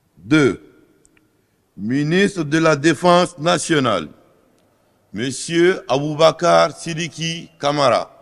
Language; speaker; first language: French; non-native, local second language; Fula